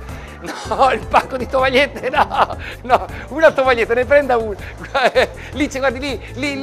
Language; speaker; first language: Italian; native; Italian